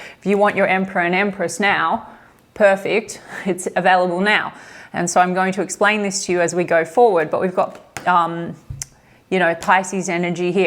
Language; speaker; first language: English; native; English